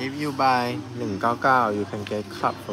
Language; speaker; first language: English; non-native, learner; Thai